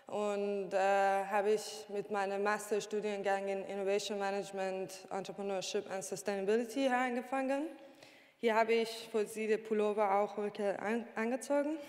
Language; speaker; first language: German; non-native, learner; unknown